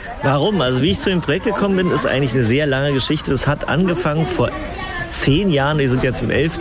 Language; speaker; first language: German; native; German